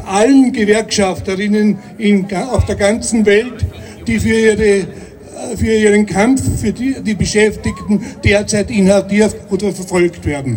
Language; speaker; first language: German; native; German